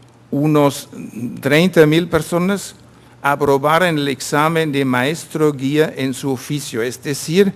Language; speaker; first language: Spanish; non-native, fluent; German